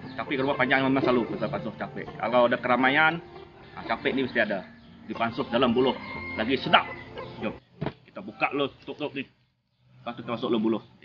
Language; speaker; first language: Malay; non-native, local second language; Iban